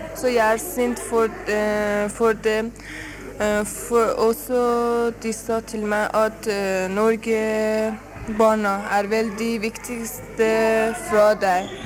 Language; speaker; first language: Norwegian; non-native, learner; Persian